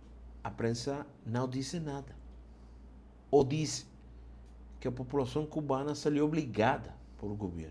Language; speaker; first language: Portuguese; non-native, fluent; Spanish